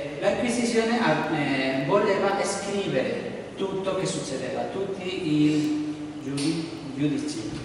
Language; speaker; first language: Italian; non-native, learner; Spanish